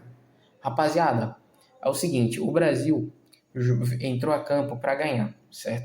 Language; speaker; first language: Portuguese; native; Portuguese